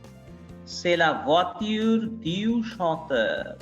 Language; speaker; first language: French; non-native, fluent; Bangla